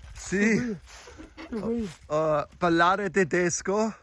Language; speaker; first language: Italian; non-native, learner; German